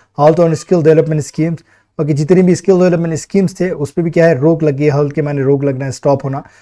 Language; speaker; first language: Hindi; native; Hindi